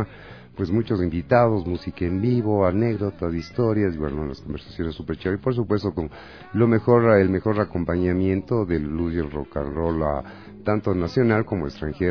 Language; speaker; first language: Spanish; native; Spanish